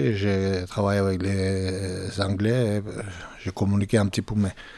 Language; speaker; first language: French; non-native, fluent; Georgian